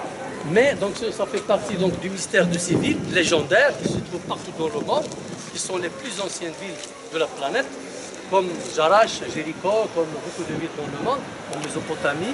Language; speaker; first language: French; non-native, local second language; Arabic